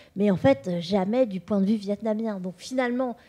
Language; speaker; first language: French; non-native, local second language; Vietnamese